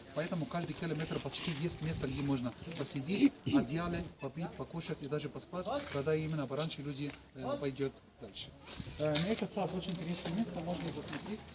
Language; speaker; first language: Russian; non-native, learner; Arabic